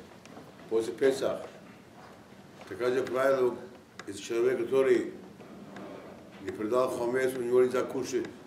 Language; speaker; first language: Russian; non-native, local second language; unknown